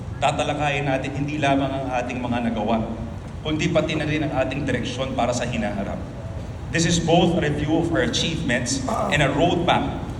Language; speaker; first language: Filipino; native; Filipino